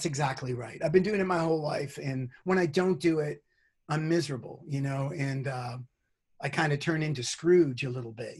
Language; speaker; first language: English; native; English